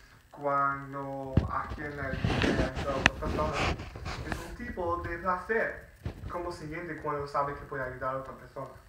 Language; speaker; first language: Spanish; non-native, fluent; English